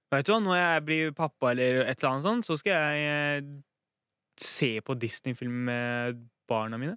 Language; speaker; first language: Norwegian; early bilingual, other home language; Arabic